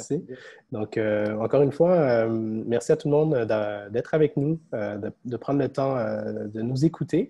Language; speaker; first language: French; native; French